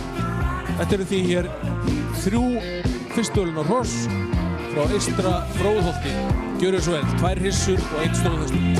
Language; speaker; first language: Icelandic; native; Icelandic